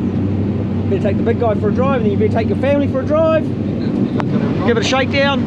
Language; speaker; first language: English; native; English